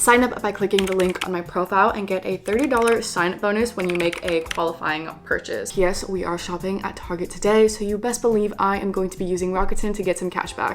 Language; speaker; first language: English; native; English